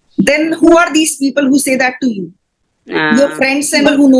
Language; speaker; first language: English; non-native, fluent; Hindi